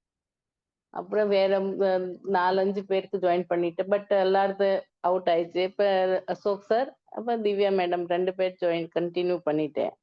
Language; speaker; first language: Tamil; non-native, learner; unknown